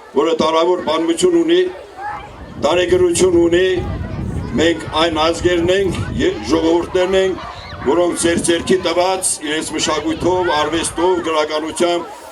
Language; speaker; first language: Armenian; native; Armenian